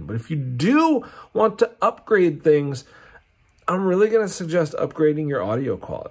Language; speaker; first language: English; native; English